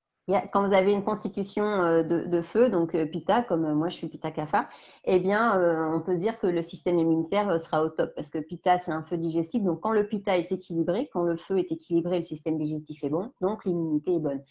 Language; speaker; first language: French; native; French